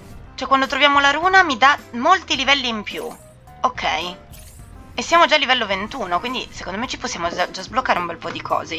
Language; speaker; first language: Italian; native; Italian